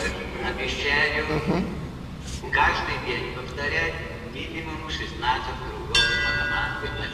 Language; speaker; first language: Russian; native; Russian